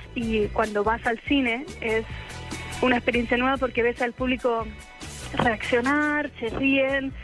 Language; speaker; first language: Spanish; native; Spanish